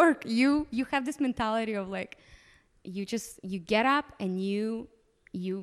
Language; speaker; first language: English; non-native, fluent; Romanian